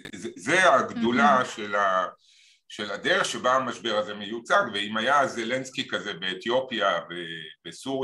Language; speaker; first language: Hebrew; native; Hebrew